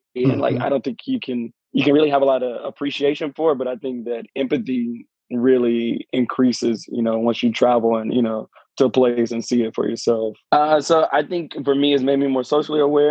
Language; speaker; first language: English; native; English